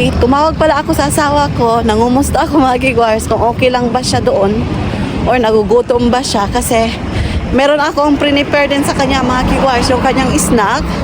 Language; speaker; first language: Filipino; non-native, local second language; Cebuano